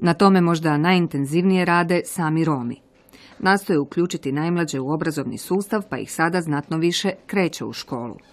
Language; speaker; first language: Croatian; native; Croatian